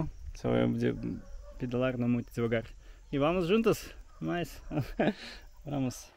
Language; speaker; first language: Portuguese; non-native, learner; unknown